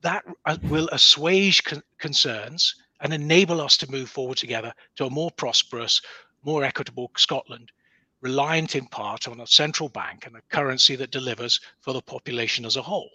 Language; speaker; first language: English; native; English